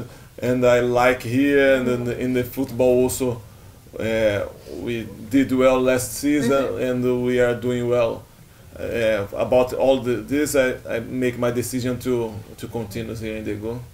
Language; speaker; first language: English; non-native, learner; Portuguese